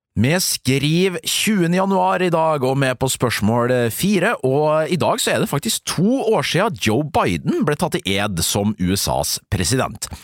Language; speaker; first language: Norwegian; native; Norwegian